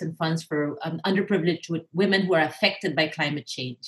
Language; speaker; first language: English; non-native, local second language; French